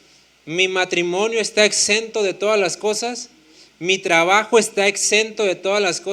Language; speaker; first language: Spanish; native; Spanish